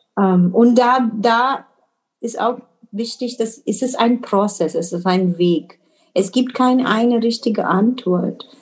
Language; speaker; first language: German; non-native, fluent; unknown